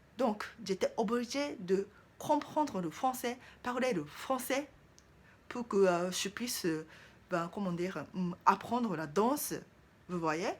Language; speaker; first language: French; non-native, learner; Japanese